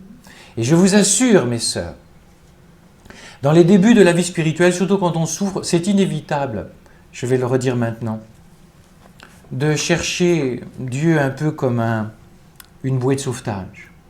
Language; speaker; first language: French; native; French